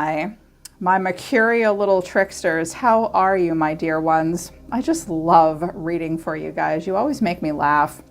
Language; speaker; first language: English; native; English